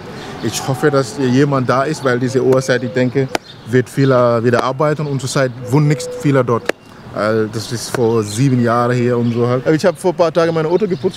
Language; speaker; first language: German; non-native, learner; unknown